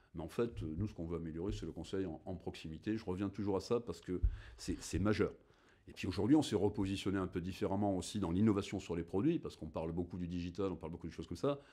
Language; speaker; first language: French; native; French